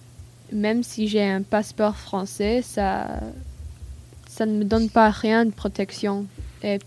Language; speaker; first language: French; non-native, learner; English